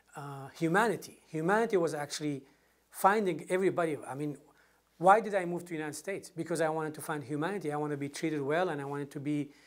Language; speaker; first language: English; non-native, fluent; Kurdish